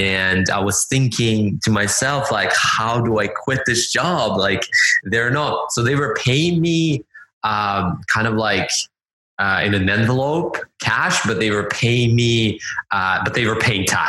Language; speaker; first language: English; non-native, fluent; Lithuanian